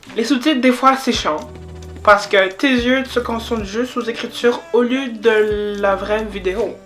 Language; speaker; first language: French; native; French